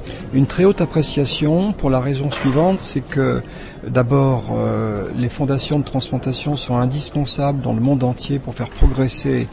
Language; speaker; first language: French; non-native, fluent; Czech